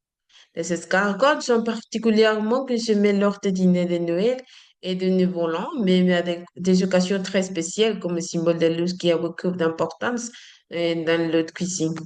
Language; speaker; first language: French; non-native, learner; Spanish